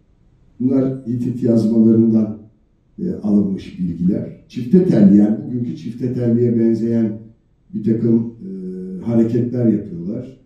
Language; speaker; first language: Turkish; native; Turkish